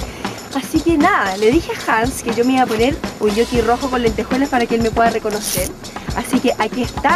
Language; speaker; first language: Spanish; native; Spanish